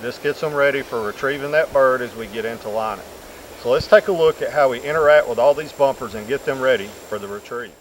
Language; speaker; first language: English; native; English